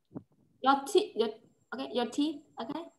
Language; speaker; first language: English; non-native, fluent; Vietnamese